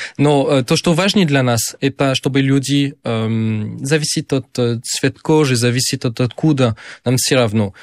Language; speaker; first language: Russian; non-native, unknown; French